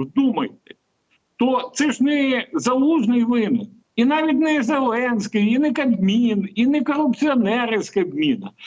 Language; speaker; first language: Ukrainian; native; Ukrainian